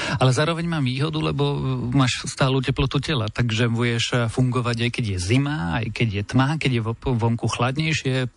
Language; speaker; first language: Slovak; native; Slovak